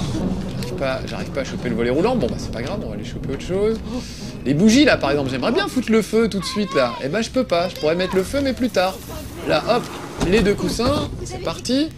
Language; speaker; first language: French; native; French